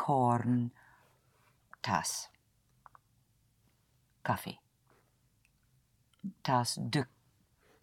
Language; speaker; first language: French; non-native, learner; English